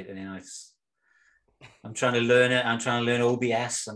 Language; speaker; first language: English; native; English